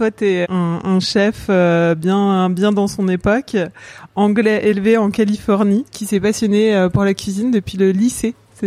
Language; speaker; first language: French; native; French